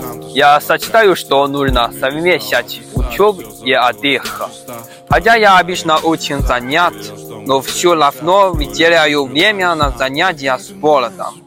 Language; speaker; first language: Russian; non-native, learner; Chinese